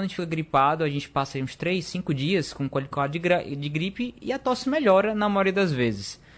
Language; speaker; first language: Portuguese; native; Portuguese